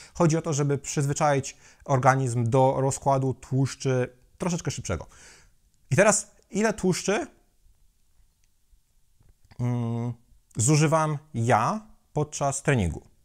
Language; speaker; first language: Polish; native; Polish